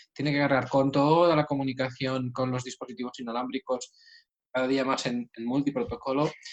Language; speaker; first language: Spanish; native; Spanish